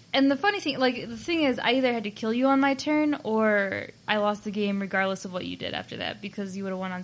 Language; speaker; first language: English; native; English